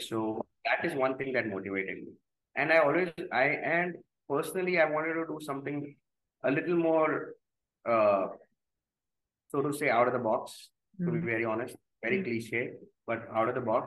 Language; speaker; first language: English; non-native, local second language; Gujarati